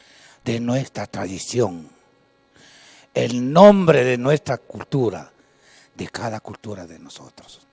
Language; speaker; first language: Spanish; non-native, local second language; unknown